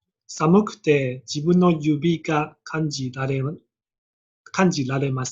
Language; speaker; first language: Japanese; non-native, learner; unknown